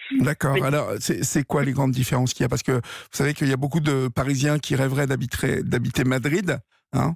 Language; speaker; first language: French; native; French